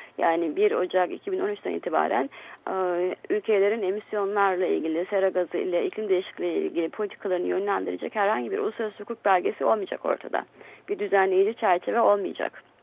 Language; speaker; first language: Turkish; native; Turkish